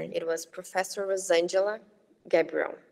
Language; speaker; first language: English; non-native, fluent; Portuguese